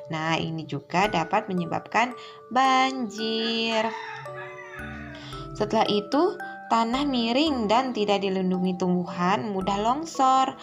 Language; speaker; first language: Indonesian; native; Indonesian